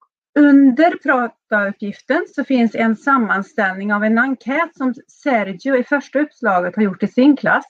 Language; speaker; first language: Swedish; native; Swedish